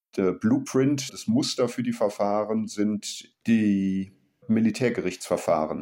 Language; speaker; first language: German; native; German